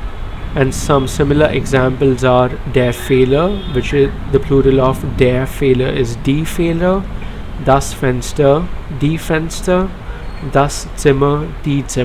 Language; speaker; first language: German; non-native, learner; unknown